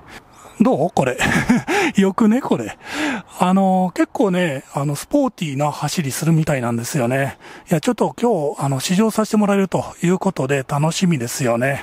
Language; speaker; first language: Japanese; native; Japanese